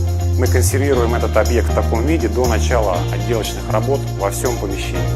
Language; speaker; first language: Russian; native; Russian